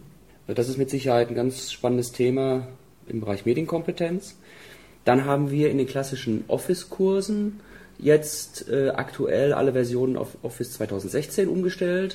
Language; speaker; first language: German; native; German